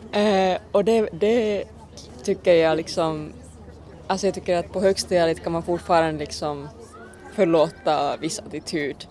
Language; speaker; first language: Swedish; non-native, local second language; Finnish